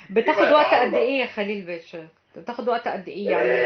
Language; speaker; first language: Arabic; native; Arabic